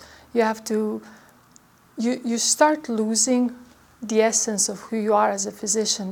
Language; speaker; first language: English; non-native, fluent; Croatian